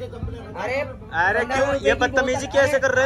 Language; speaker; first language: Hindi; native; Hindi